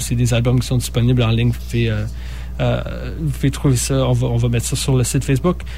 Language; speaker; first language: French; native; French